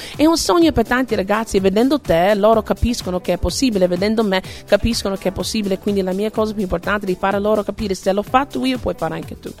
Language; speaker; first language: Italian; non-native, fluent; English